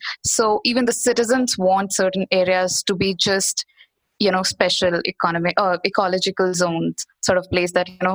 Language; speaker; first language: English; non-native, local second language; Hindi